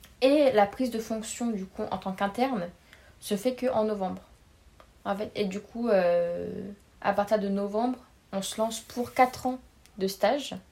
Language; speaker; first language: French; native; French